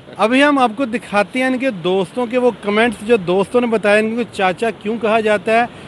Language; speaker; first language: Urdu; non-native, local second language; Punjabi